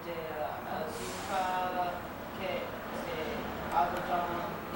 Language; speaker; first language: Portuguese; non-native, learner; English